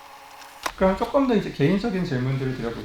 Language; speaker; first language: Korean; native; Korean